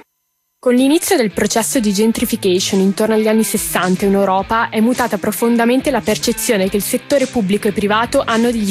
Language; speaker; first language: Italian; native; Italian